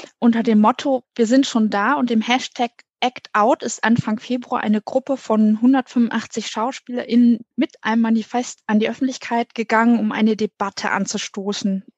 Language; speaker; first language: German; native; German